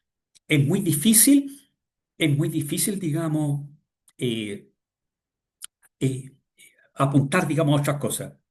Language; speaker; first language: Spanish; native; Spanish